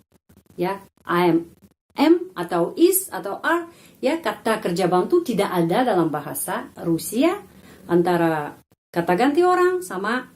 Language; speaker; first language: Indonesian; non-native, fluent; Russian